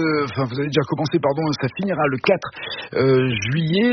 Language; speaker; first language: French; native; French